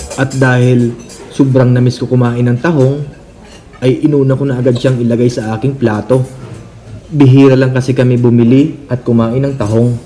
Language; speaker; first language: Filipino; non-native, local second language; Cebuano